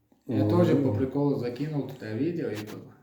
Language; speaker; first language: Russian; native; Russian